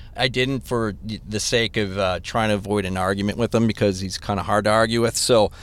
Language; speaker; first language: English; native; English